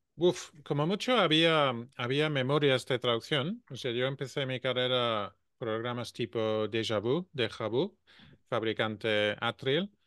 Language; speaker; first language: Spanish; non-native, fluent; English